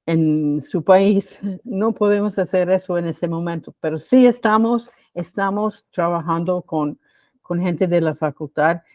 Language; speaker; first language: Spanish; non-native, fluent; English